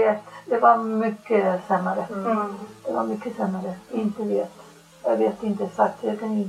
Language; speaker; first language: Swedish; non-native, learner; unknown